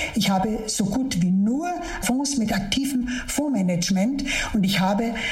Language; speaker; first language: German; native; German